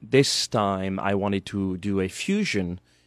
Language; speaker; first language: English; non-native, fluent; French